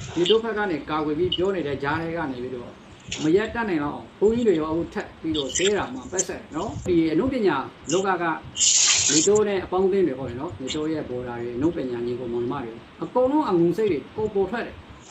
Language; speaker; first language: Burmese; native; Burmese